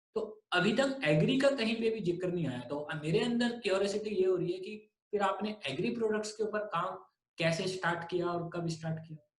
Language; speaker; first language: Hindi; native; Hindi